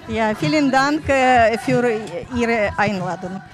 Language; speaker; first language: German; non-native, learner; Ukrainian